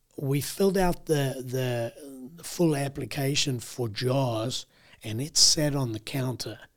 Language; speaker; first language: English; native; English